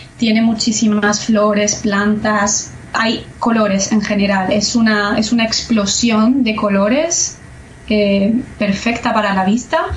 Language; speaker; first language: Spanish; native; Spanish